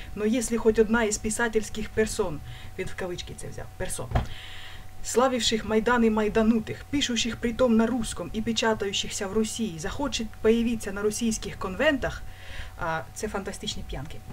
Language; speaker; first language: Russian; non-native, local second language; Ukrainian